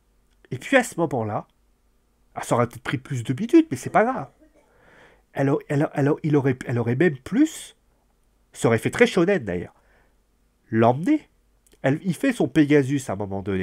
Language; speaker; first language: French; native; French